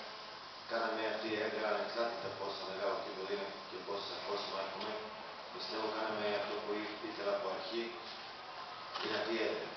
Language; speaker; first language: Greek; non-native, fluent; Serbian